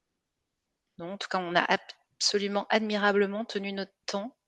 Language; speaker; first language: French; native; French